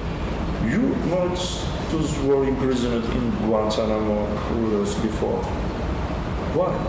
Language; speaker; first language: English; non-native, learner; Turkish